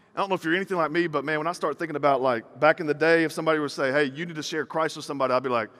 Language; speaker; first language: English; native; English